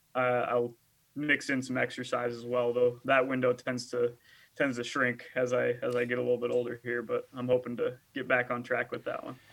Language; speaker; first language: English; native; English